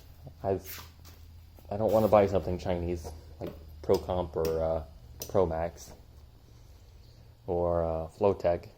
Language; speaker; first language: English; native; English